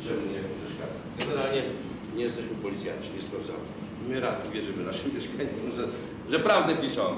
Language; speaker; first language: Polish; native; Polish